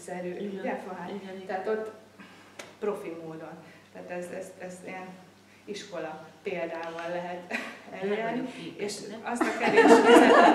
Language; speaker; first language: Hungarian; native; Hungarian